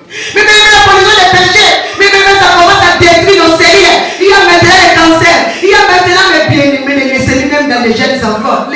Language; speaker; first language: French; non-native, local second language; Lingala